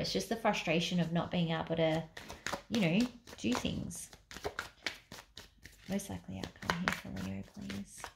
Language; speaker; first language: English; native; English